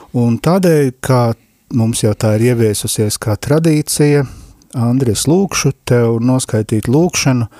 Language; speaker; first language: Latvian; native; Latvian